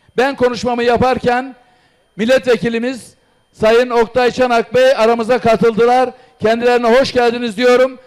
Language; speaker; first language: Turkish; native; Turkish